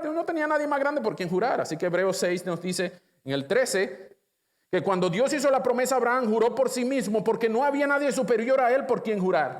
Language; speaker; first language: Spanish; native; Spanish